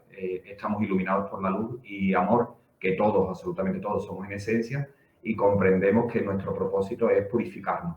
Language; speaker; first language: Spanish; native; Spanish